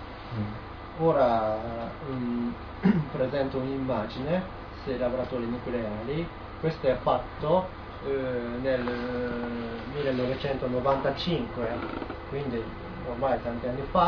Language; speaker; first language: Italian; non-native, learner; Japanese